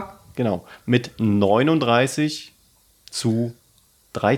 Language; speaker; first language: German; native; German